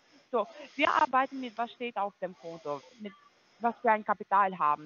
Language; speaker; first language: German; non-native, fluent; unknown